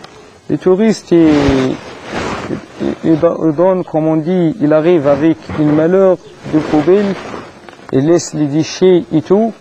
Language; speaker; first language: French; non-native, learner; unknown